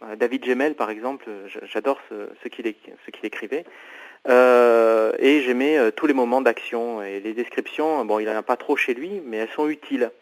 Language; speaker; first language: French; non-native, fluent; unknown